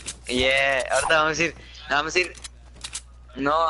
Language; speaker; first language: Spanish; early bilingual, heritage; Spanish